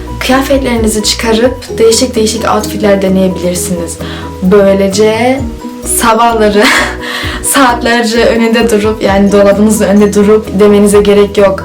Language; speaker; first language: Turkish; early bilingual, heritage; Turkish